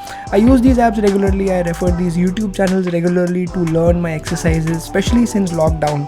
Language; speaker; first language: English; non-native, local second language; Hindi